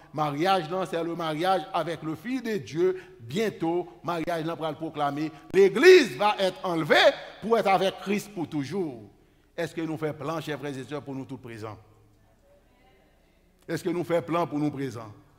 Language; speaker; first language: French; native; French